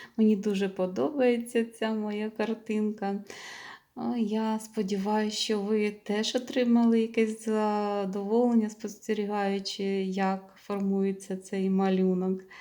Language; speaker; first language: Ukrainian; non-native, local second language; Russian